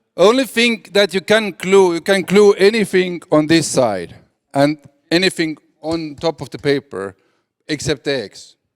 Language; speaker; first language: English; non-native, fluent; Estonian